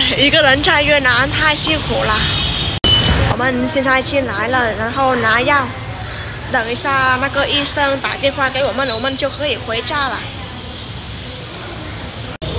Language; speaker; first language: Chinese; non-native, fluent; Vietnamese